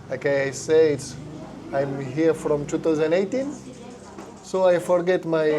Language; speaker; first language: English; non-native, fluent; French